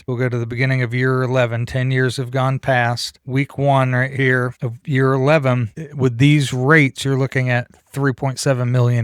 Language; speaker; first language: English; native; English